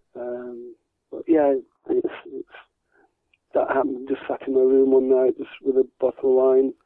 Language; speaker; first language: English; native; English